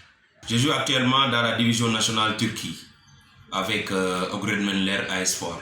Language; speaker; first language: French; non-native, local second language; Wolof